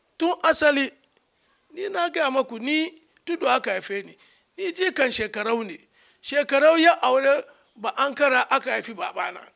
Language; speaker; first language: Hausa; early bilingual, heritage; Hausa